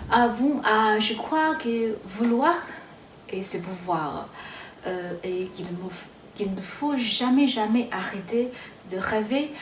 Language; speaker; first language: French; non-native, fluent; Chinese